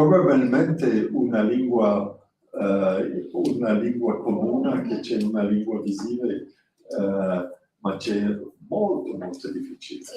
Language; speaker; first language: Italian; non-native, learner; French